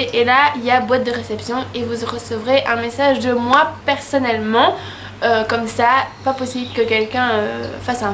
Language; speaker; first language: French; native; French